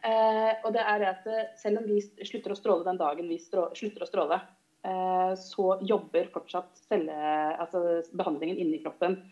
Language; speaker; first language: Norwegian; native; Norwegian